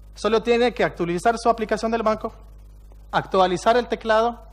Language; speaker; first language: Spanish; non-native, fluent; Hebrew